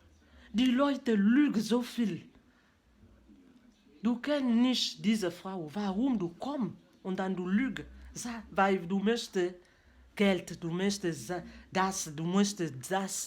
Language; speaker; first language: German; non-native, learner; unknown